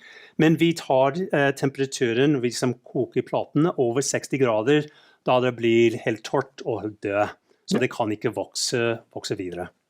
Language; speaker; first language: Norwegian; non-native, fluent; English